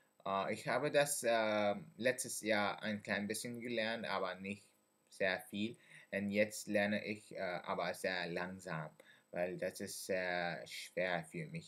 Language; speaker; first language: German; non-native, learner; French